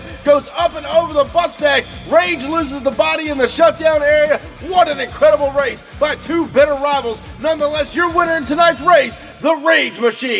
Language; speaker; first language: English; native; English